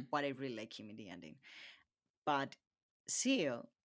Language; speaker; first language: English; non-native, fluent; Spanish